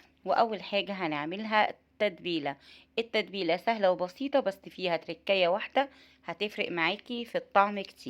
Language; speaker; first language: Arabic; native; Arabic